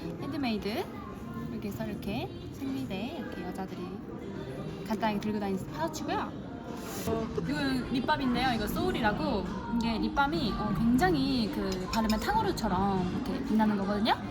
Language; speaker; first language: Korean; native; Korean